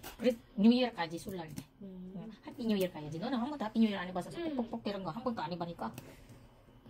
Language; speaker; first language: Korean; non-native, fluent; Filipino